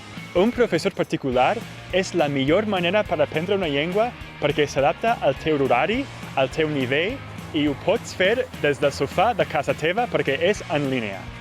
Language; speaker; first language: Catalan; native; Catalan